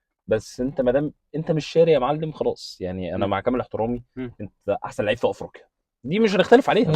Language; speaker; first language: Arabic; native; Arabic